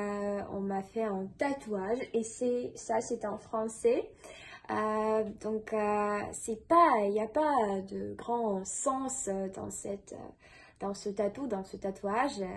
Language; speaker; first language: French; non-native, fluent; Russian